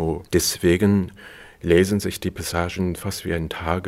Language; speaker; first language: German; non-native, fluent; Cantonese